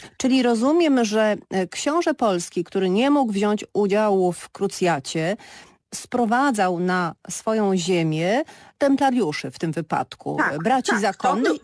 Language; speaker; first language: Polish; native; Polish